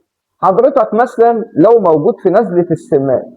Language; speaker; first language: Arabic; native; Arabic